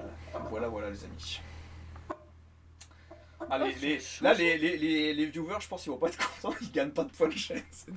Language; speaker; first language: French; native; French